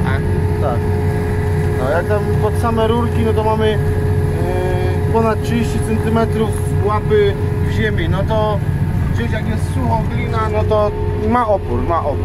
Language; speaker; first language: Polish; native; Polish